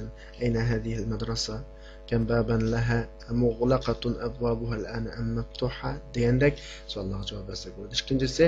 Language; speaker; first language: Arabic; non-native, fluent; Uyghur